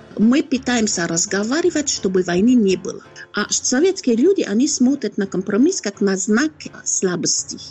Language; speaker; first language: Russian; non-native, fluent; French